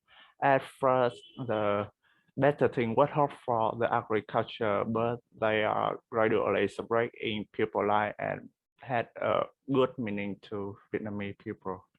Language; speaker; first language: English; non-native, learner; Vietnamese